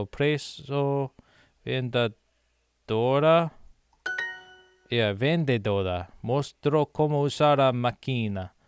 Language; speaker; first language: Portuguese; non-native, learner; English